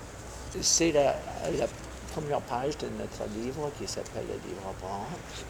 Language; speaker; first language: French; non-native, fluent; English